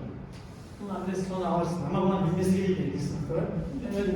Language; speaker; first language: Turkish; non-native, learner; Kazakh